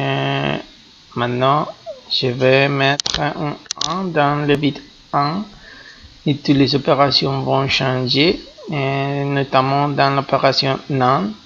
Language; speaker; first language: French; non-native, fluent; Spanish